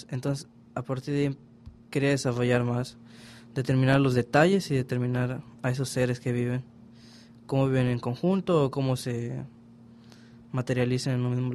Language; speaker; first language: Spanish; native; Spanish